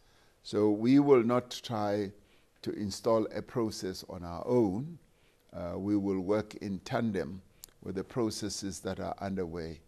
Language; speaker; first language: English; non-native, local second language; Venda